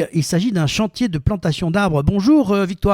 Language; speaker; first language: French; native; French